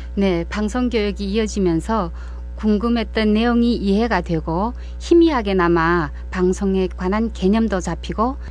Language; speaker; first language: Korean; early bilingual, heritage; Korean